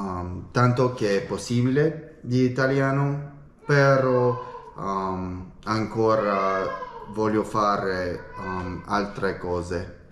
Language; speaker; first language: Italian; non-native, learner; English